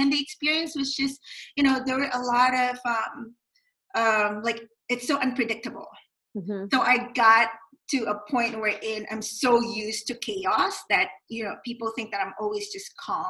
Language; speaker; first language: English; non-native, local second language; Filipino